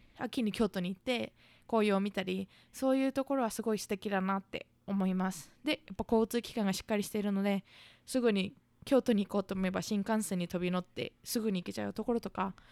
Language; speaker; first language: Japanese; native; Japanese